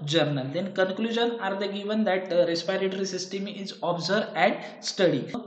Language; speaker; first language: English; non-native, local second language; Marathi